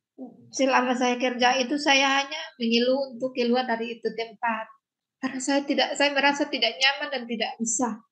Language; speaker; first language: Indonesian; non-native, local second language; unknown